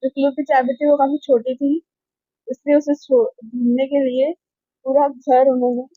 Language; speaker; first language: Hindi; non-native, local second language; Marathi